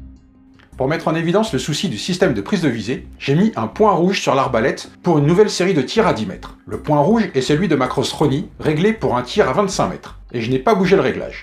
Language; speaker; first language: French; native; French